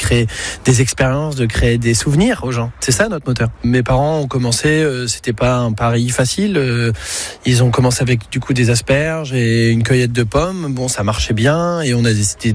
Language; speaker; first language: French; native; French